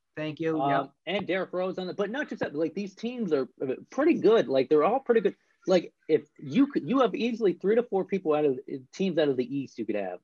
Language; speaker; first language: English; native; English